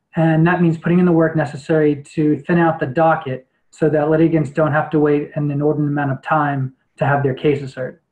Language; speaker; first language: English; native; English